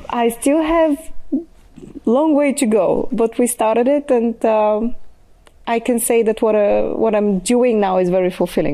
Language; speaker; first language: English; non-native, fluent; Bulgarian